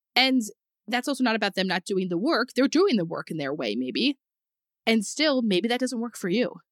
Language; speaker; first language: English; native; English